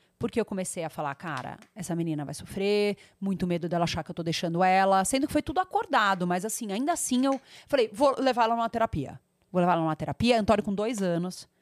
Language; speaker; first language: Portuguese; native; Portuguese